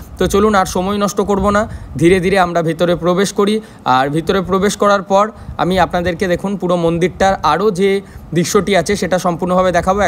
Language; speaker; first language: Bangla; native; Bangla